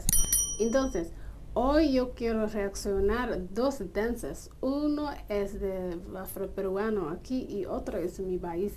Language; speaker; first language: Spanish; non-native, learner; Somali